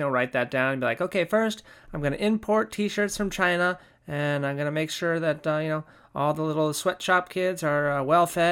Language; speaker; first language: English; native; English